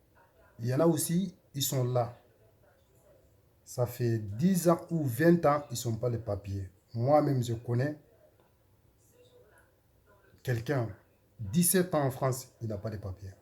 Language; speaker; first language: French; non-native, learner; Soninke